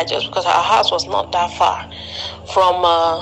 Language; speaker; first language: English; non-native, local second language; Igbo